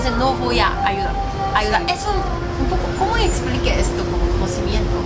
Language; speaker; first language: Spanish; non-native, learner; Korean